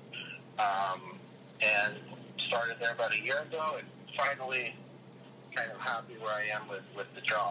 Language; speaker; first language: English; early bilingual, other home language; Russian